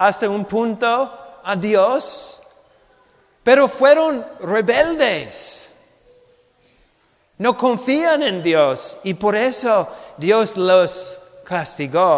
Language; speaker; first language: Spanish; non-native, fluent; English